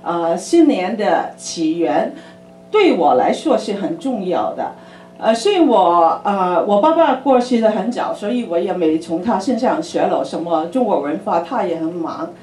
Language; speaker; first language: Chinese; early bilingual, other home language; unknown